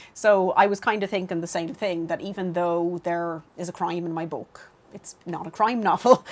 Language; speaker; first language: English; native; English